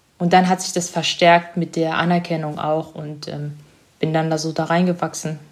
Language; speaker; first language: German; early bilingual, other home language; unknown